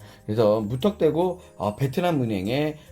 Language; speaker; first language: Korean; native; Korean